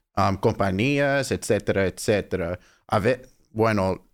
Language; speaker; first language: Spanish; non-native, fluent; English